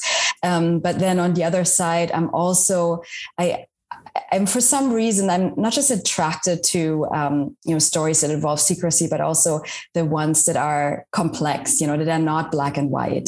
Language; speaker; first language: English; non-native, fluent; German